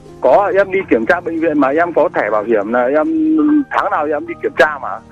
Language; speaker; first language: Vietnamese; native; Vietnamese